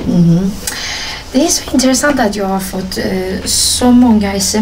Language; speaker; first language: Swedish; non-native, fluent; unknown